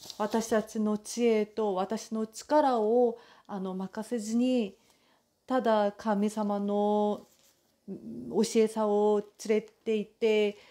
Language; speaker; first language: Japanese; non-native, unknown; Korean